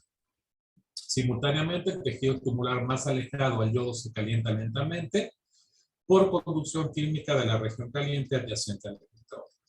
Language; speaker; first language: Spanish; native; Spanish